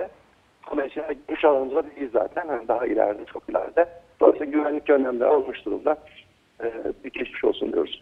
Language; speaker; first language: Turkish; native; Turkish